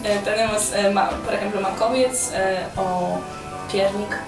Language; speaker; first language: Spanish; non-native, fluent; Polish